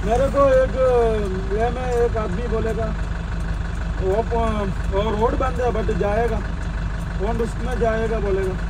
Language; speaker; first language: Hindi; non-native, local second language; Malayalam